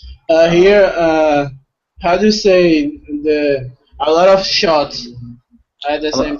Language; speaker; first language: English; non-native, fluent; Portuguese